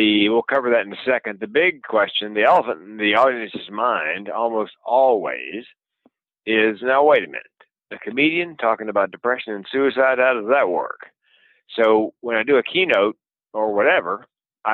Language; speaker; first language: English; native; English